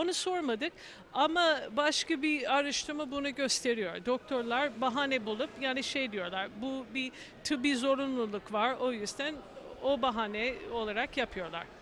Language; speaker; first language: Turkish; non-native, fluent; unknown